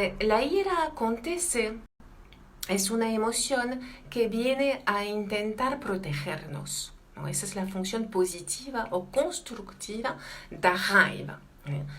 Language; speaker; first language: Spanish; non-native, fluent; French